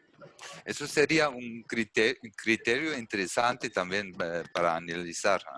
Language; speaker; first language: Portuguese; non-native, learner; German